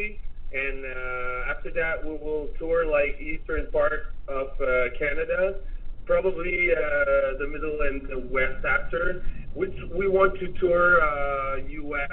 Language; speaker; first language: English; non-native, learner; French